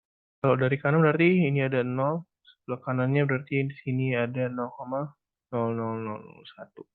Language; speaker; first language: Indonesian; native; Indonesian